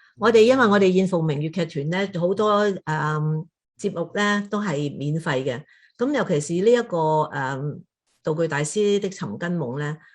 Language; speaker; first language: Cantonese; native; Cantonese